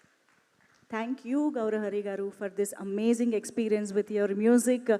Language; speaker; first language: Telugu; native; Telugu